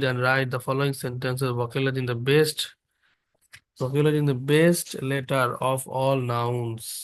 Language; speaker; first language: English; non-native, fluent; Bangla